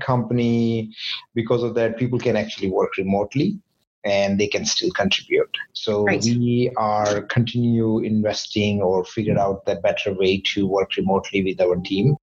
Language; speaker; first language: English; non-native, local second language; Hindi